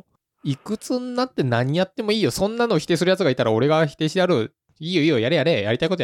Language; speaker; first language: Japanese; native; Japanese